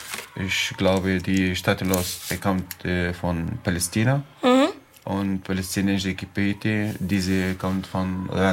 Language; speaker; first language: German; non-native, learner; Arabic